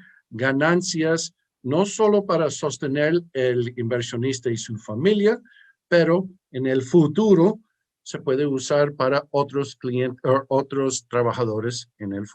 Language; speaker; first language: Spanish; early bilingual, heritage; English